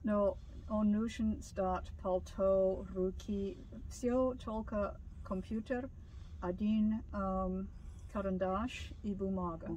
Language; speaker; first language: Russian; non-native, learner; English